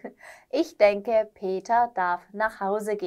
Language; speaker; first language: German; non-native, learner; Korean